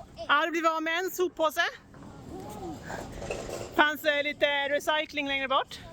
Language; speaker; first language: Swedish; native; Swedish